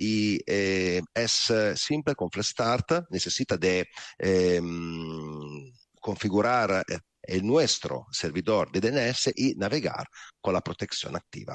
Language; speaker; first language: Spanish; non-native, learner; Italian